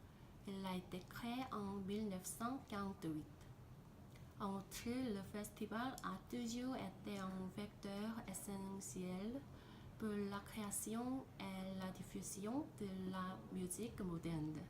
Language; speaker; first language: French; non-native, learner; Korean